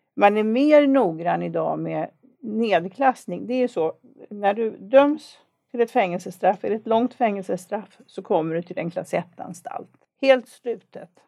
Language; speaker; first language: Swedish; native; Swedish